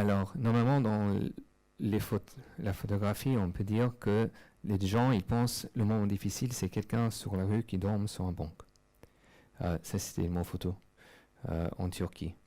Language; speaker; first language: French; non-native, fluent; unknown